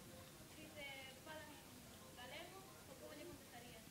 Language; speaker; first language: Galician; non-native, local second language; Spanish